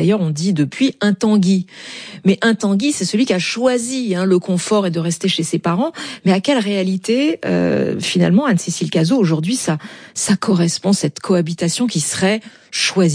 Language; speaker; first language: French; native; French